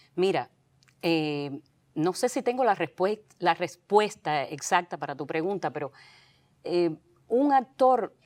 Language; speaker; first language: Spanish; native; Spanish